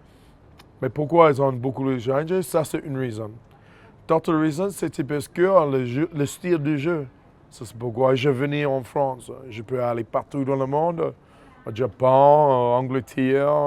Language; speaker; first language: French; non-native, fluent; English